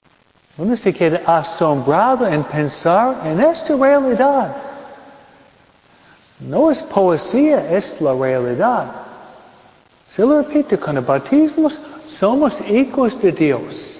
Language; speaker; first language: Spanish; non-native, fluent; English